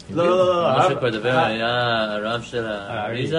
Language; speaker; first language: Hebrew; non-native, fluent; English